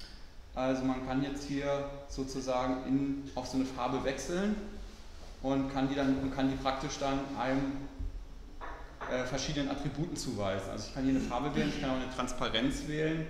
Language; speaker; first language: German; native; German